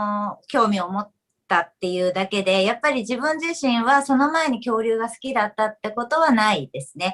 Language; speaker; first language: Japanese; native; Japanese